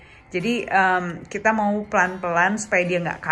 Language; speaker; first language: Indonesian; native; Indonesian